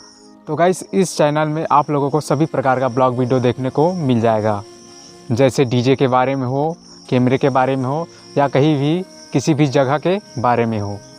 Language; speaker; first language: Hindi; non-native, local second language; Chhattisgarhi